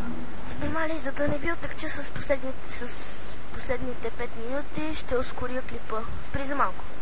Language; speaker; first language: Bulgarian; native; Bulgarian